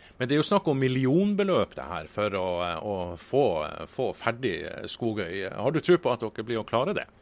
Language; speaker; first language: Norwegian; native; Norwegian